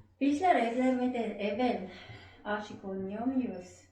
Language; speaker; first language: Turkish; non-native, learner; German